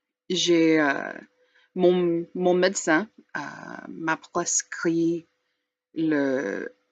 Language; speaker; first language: French; non-native, learner; English